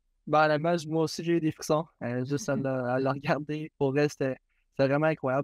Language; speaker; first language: French; native; French